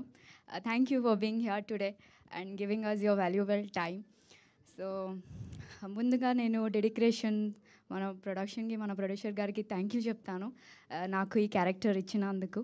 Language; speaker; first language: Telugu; non-native, learner; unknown